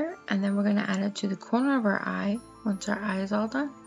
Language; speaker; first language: English; native; English